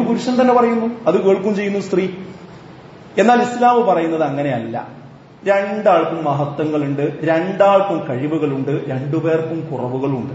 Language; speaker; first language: Malayalam; native; Malayalam